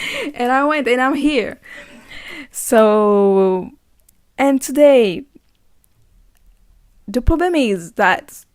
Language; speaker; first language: English; non-native, learner; French